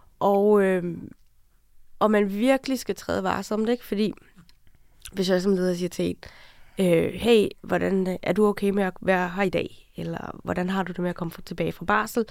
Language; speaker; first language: Danish; native; Danish